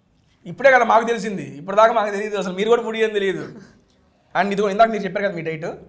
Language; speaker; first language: Telugu; native; Telugu